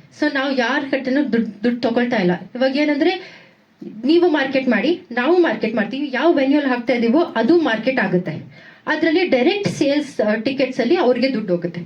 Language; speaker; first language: Kannada; non-native, local second language; Tamil